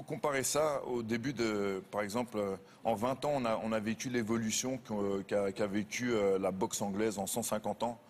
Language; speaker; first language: French; native; French